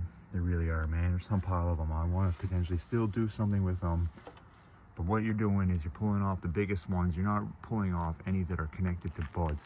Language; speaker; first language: English; native; English